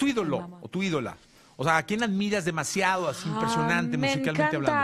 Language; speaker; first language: Spanish; native; Spanish